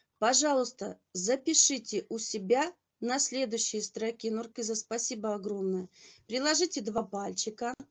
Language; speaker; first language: Russian; native; Russian